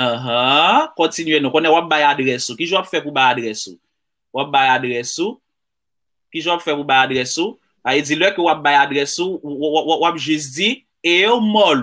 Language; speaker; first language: Portuguese; non-native, learner; Haitian Creole